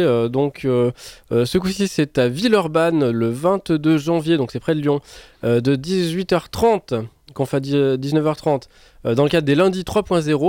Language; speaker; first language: French; native; French